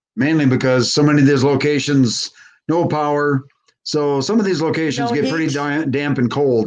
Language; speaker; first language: English; native; English